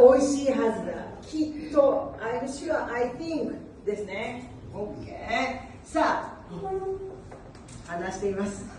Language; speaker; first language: Japanese; non-native, learner; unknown